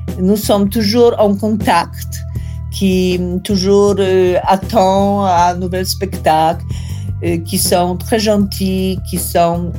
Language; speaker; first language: French; non-native, learner; Polish